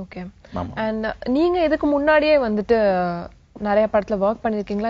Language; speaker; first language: Tamil; native; Tamil